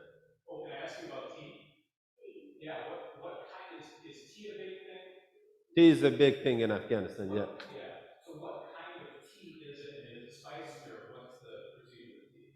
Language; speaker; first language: English; non-native, local second language; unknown